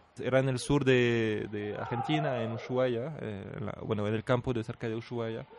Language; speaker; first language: Spanish; non-native, fluent; French